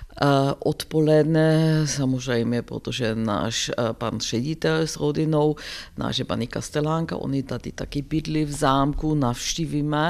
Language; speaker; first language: Czech; non-native, fluent; German